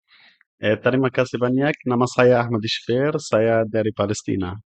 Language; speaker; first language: Indonesian; non-native, fluent; Arabic